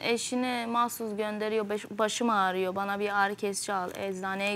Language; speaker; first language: Turkish; native; Turkish